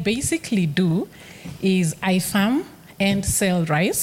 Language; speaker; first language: English; non-native, local second language; Kikuyu